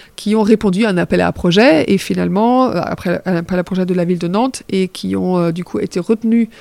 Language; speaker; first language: French; non-native, fluent; German